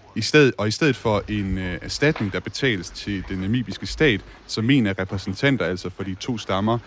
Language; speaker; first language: Danish; native; Danish